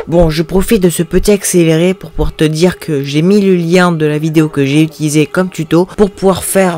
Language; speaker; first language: French; native; French